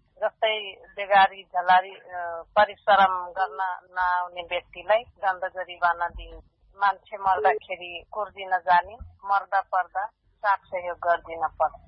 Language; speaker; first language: Nepali; non-native, local second language; Dangaura Tharu